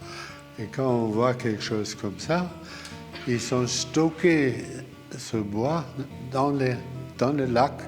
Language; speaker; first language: French; non-native, fluent; German